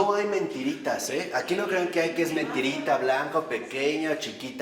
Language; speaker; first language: Spanish; native; Spanish